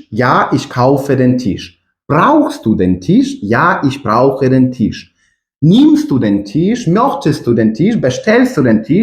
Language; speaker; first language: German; non-native, fluent; Ukrainian